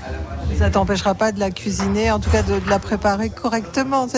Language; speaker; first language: French; native; French